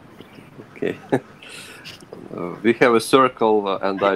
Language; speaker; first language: English; non-native, learner; Ukrainian